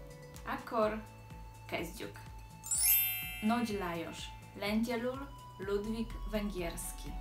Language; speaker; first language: Hungarian; non-native, learner; Polish